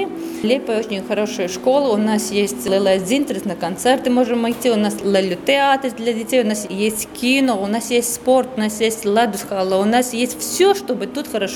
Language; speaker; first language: Russian; non-native, local second language; Latvian